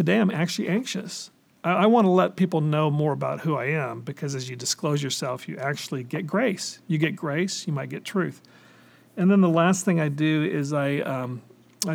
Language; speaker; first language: English; native; English